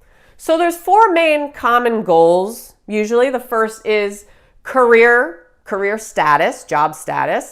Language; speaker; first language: English; native; English